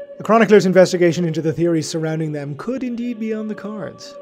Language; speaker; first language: English; native; English